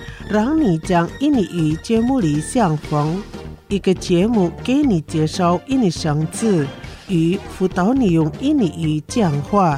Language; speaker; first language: Chinese; non-native, fluent; Indonesian